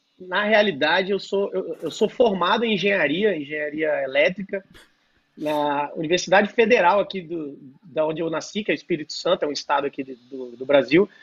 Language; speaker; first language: Portuguese; native; Portuguese